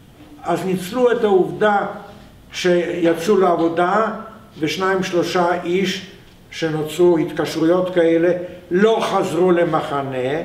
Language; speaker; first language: Hebrew; non-native, fluent; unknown